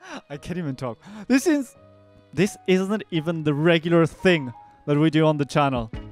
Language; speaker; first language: English; non-native, fluent; Spanish